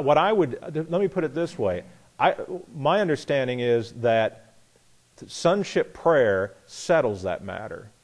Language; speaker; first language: English; native; English